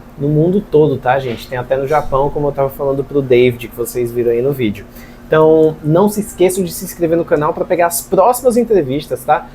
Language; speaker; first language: Portuguese; native; Portuguese